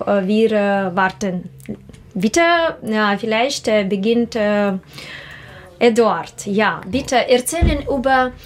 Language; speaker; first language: German; non-native, learner; Russian